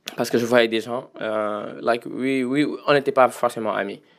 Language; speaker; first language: French; non-native, local second language; Wolof